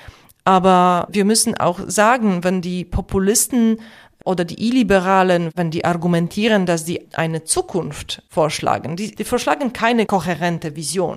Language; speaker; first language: German; non-native, fluent; Polish